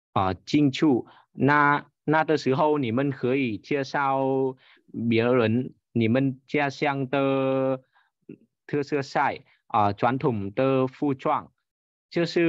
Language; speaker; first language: Chinese; non-native, learner; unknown